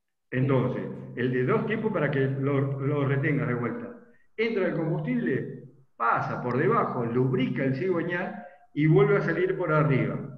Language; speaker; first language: Spanish; native; Spanish